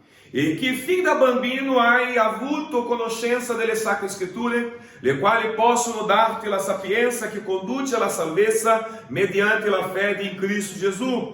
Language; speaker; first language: Italian; non-native, fluent; Portuguese